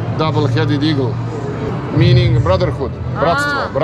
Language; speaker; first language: English; non-native, fluent; Serbian